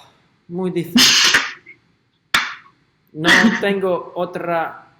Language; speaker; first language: Spanish; non-native, learner; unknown